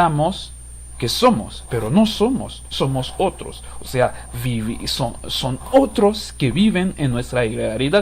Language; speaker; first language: Spanish; non-native, fluent; Haitian Creole